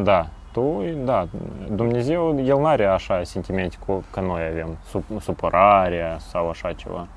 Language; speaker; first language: Romanian; non-native, local second language; Russian